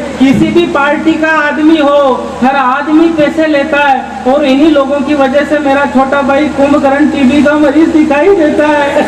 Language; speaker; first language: Hindi; native; Hindi